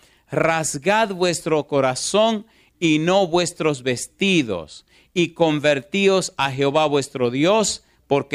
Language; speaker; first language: Spanish; native; Spanish